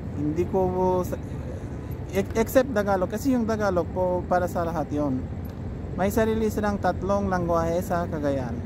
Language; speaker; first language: Filipino; non-native, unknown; Persian